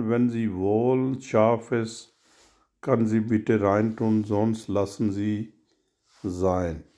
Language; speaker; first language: German; non-native, learner; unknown